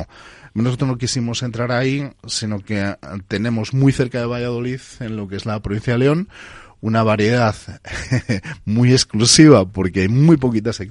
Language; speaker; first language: Spanish; native; Spanish